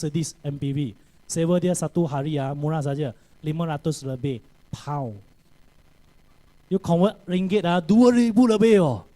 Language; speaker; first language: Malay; non-native, local second language; Chinese